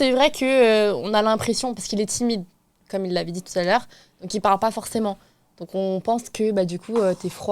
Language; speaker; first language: French; native; French